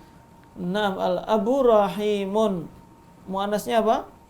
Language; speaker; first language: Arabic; non-native, fluent; Indonesian